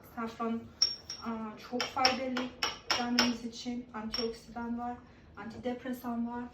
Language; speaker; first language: Turkish; non-native, fluent; Persian